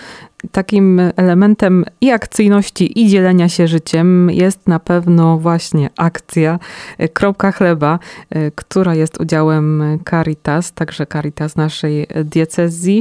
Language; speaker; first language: Polish; native; Polish